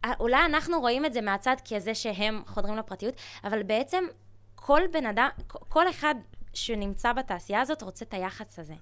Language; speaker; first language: Hebrew; early bilingual, other home language; Russian